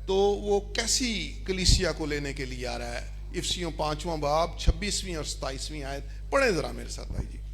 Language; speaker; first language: Urdu; non-native, local second language; Punjabi